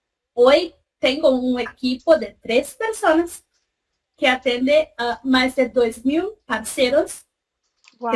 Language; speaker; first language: Spanish; non-native, fluent; Portuguese